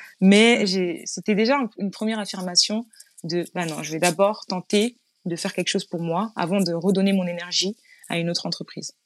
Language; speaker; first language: French; native; French